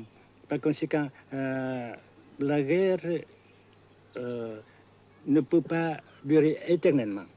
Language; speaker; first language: French; non-native, local second language; Vietnamese